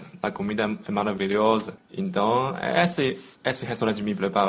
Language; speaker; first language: Portuguese; non-native, learner; Chinese